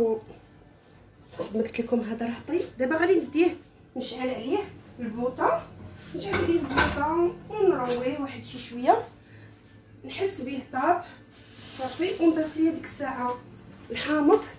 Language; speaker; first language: Arabic; native; Arabic